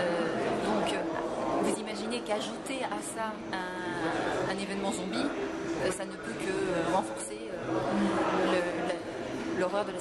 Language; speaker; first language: French; native; French